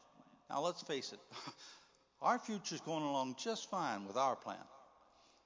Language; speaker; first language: English; native; English